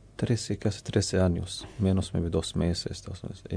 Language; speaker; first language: Spanish; non-native, learner; Arabic